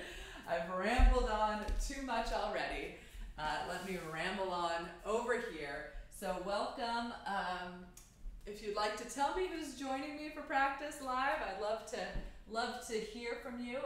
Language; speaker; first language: English; native; English